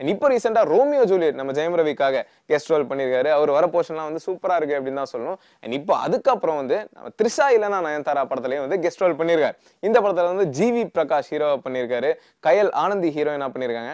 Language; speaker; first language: Tamil; native; Tamil